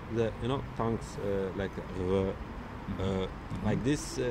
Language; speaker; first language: English; non-native, learner; Uzbek